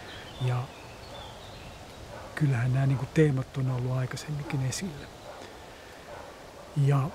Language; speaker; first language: Finnish; native; Finnish